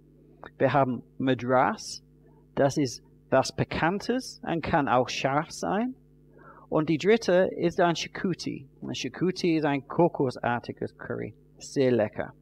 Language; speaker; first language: German; non-native, fluent; English